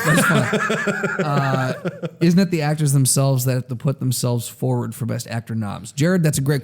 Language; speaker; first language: English; native; English